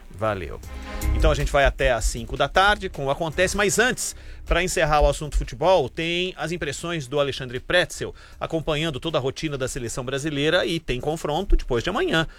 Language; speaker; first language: Portuguese; native; Portuguese